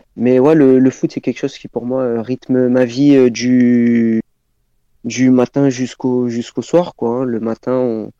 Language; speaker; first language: French; native; French